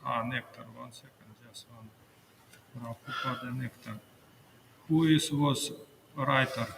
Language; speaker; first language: English; non-native, learner; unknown